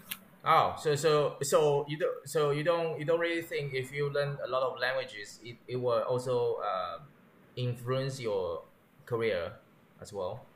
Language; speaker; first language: English; non-native, learner; Chinese